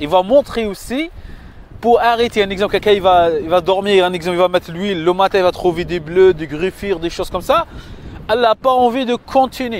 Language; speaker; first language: French; non-native, fluent; Arabic